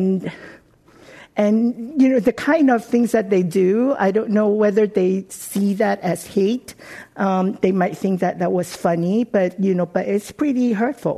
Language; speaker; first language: English; non-native, local second language; Cantonese